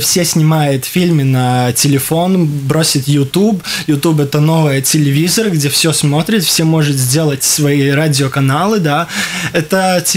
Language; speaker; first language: Russian; non-native, local second language; Latvian